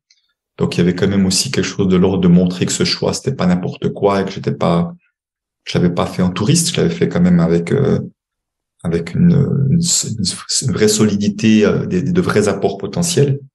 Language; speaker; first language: French; native; French